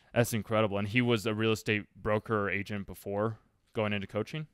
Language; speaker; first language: English; native; English